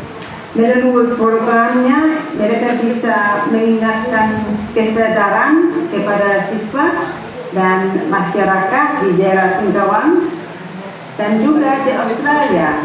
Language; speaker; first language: Indonesian; non-native, fluent; English